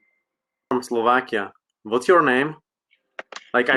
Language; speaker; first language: English; non-native, learner; Slovak